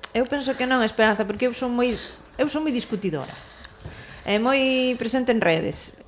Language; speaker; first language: Galician; non-native, local second language; Spanish